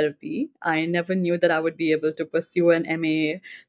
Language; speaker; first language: English; non-native, local second language; Hindi